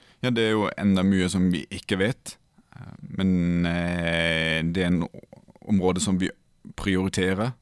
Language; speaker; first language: Norwegian; non-native, fluent; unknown